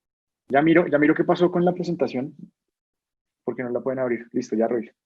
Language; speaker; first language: Spanish; native; Spanish